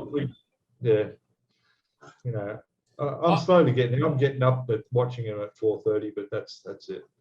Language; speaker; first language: English; native; English